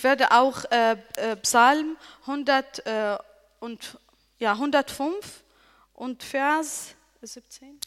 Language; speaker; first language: German; non-native, learner; Arabic